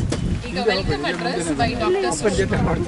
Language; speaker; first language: Kannada; native; Kannada